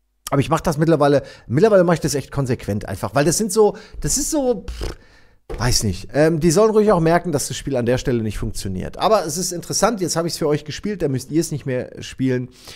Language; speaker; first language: German; native; German